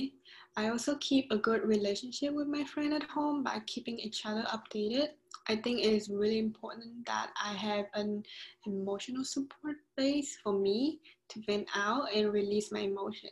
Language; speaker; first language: English; non-native, fluent; Vietnamese